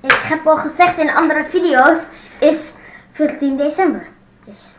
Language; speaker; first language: Dutch; non-native, learner; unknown